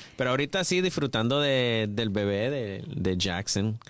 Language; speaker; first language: Spanish; early bilingual, heritage; English